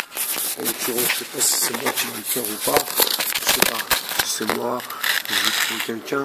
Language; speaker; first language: French; native; French